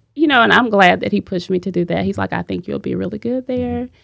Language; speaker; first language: English; native; English